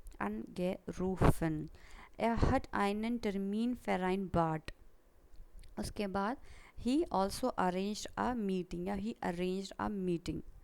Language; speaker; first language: Hindi; native; Hindi